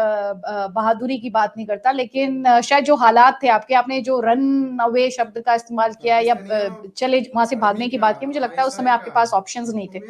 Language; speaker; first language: Hindi; native; Hindi